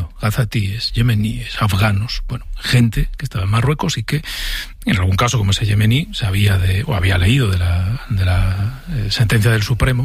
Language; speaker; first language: Spanish; native; Spanish